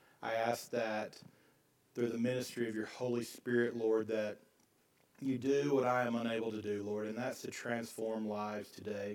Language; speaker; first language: English; native; English